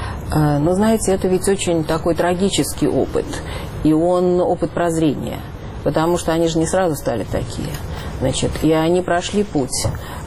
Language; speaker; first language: Russian; native; Russian